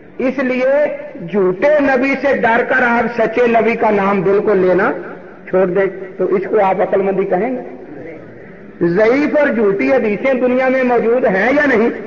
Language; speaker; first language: Urdu; non-native, local second language; Punjabi